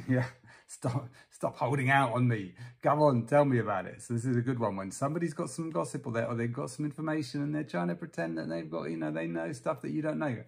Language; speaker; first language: English; native; English